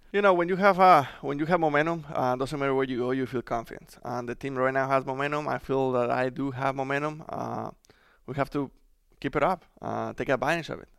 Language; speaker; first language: English; non-native, fluent; Spanish